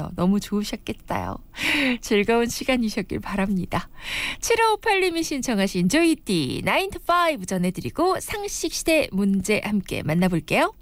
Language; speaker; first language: Korean; native; Korean